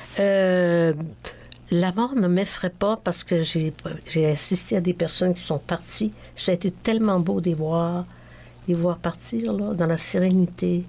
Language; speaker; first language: French; native; French